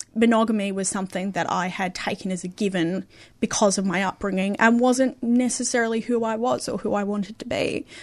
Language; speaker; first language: English; native; English